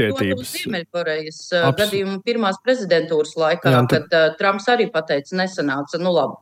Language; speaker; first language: Latvian; native; Latvian